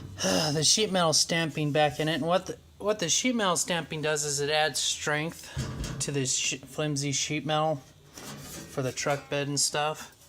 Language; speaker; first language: English; native; English